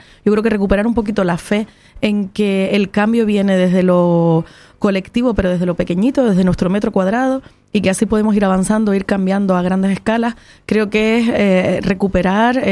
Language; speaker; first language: Spanish; native; Spanish